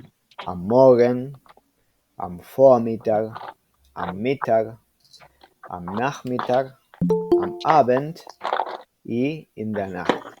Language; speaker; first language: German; non-native, fluent; Spanish